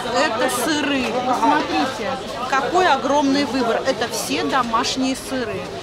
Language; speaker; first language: Russian; native; Russian